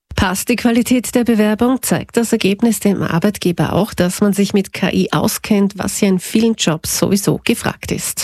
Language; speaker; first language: German; native; German